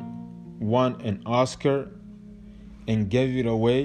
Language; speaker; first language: English; non-native, local second language; Kinyarwanda